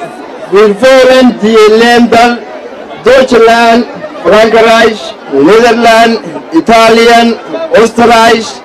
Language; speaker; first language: German; non-native, learner; Somali